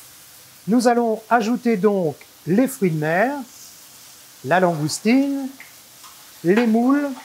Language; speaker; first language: French; native; French